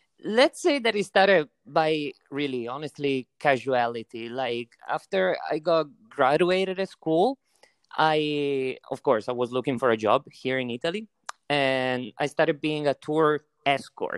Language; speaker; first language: English; non-native, fluent; Italian